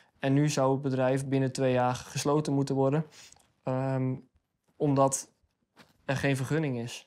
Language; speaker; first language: Dutch; native; Dutch